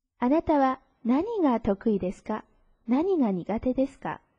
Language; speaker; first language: Japanese; non-native, fluent; Chinese